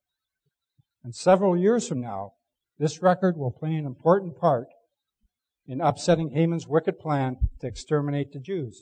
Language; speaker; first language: English; native; English